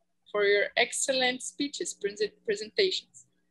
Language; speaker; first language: English; non-native, fluent; Portuguese